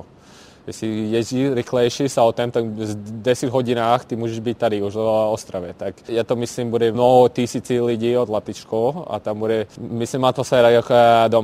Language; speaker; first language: Czech; non-native, learner; Latvian